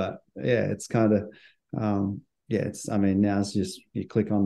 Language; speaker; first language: English; native; English